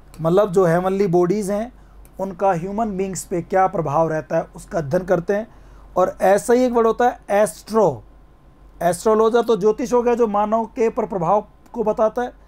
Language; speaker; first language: Hindi; native; Hindi